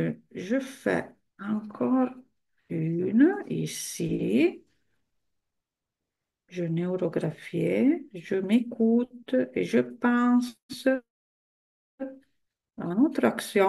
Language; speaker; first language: French; non-native, fluent; Italian